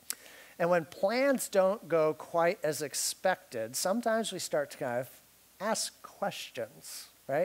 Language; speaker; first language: English; native; English